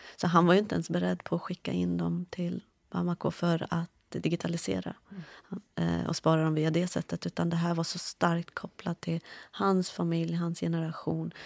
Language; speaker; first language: Swedish; early bilingual, other home language; Kurdish